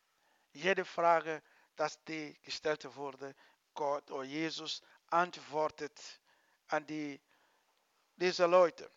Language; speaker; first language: German; non-native, learner; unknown